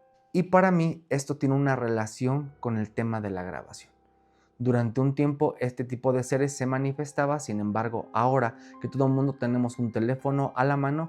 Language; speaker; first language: Spanish; native; Spanish